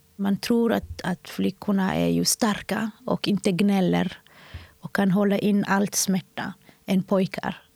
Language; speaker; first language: Swedish; non-native, fluent; Somali